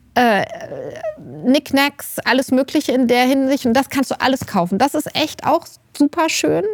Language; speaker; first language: German; native; German